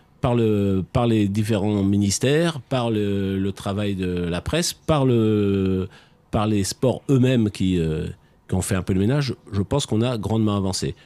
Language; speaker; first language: French; native; French